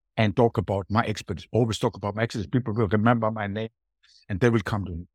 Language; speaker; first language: English; non-native, fluent; German